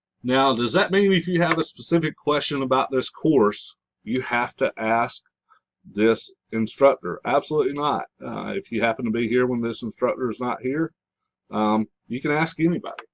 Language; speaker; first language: English; native; English